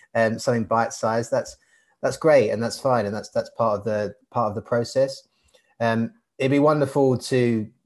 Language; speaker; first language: English; native; English